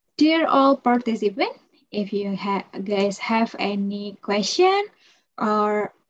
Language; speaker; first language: English; non-native, fluent; Indonesian